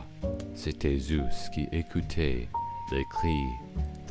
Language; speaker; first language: French; non-native, learner; English